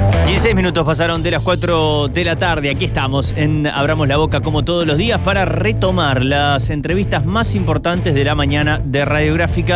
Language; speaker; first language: Spanish; native; Spanish